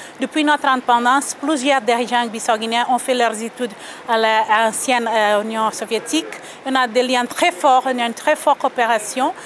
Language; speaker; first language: French; non-native, fluent; Portuguese